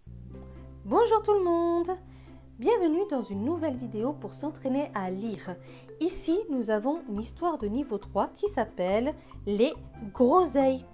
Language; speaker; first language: French; native; French